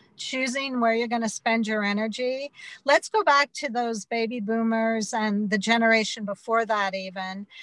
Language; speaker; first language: English; native; English